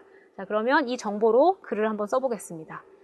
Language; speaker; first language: Korean; native; Korean